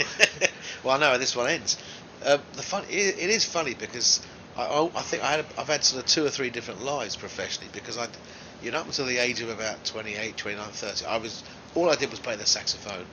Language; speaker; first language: English; native; English